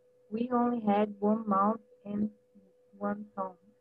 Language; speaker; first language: English; non-native, learner; Portuguese